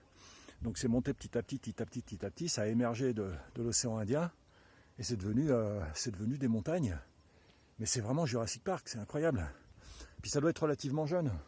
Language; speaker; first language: French; native; French